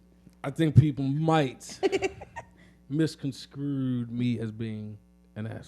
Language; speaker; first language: English; native; English